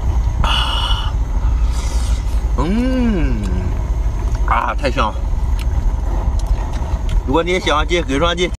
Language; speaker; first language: Chinese; native; Chinese